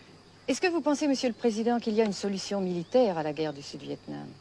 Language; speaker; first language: French; native; French